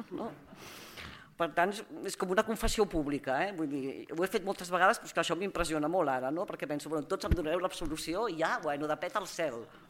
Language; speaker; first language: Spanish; non-native, local second language; Catalan